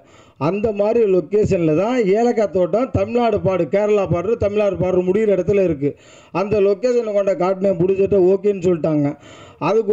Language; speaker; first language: Tamil; native; Tamil